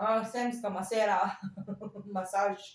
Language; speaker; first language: Swedish; non-native, learner; Thai